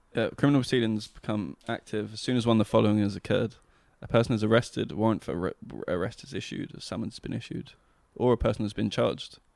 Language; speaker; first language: English; native; English